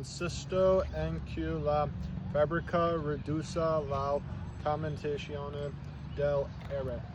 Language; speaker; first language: Spanish; non-native, learner; English